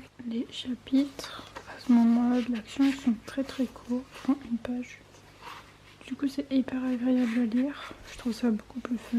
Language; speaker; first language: French; native; French